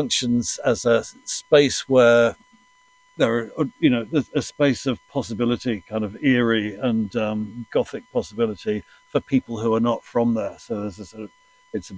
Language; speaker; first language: English; native; English